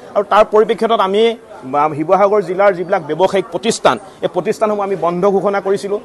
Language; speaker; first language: Assamese; native; Assamese